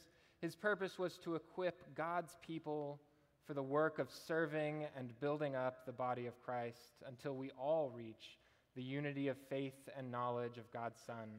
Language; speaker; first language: English; native; English